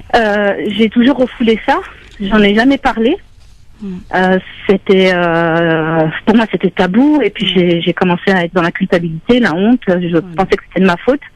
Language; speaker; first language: French; native; French